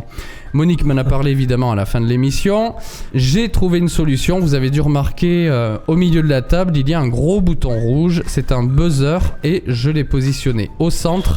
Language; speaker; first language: French; native; French